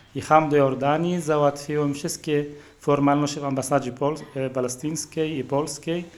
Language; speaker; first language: Polish; non-native, fluent; Arabic